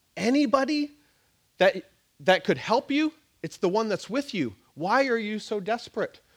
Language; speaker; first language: English; native; English